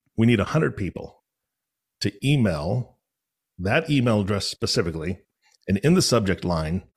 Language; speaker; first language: English; native; English